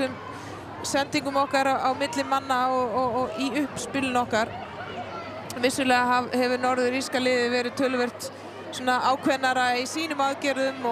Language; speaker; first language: Icelandic; native; Icelandic